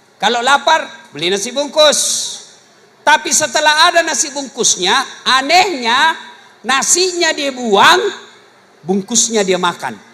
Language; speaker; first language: Indonesian; native; Indonesian